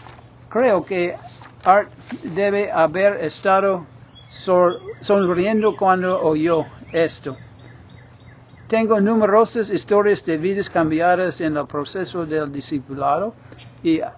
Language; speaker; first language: Spanish; non-native, fluent; English